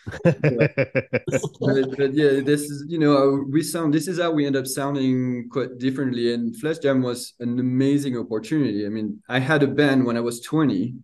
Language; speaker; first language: English; non-native, fluent; French